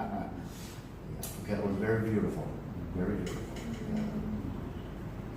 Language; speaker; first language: English; early bilingual, other home language; Korean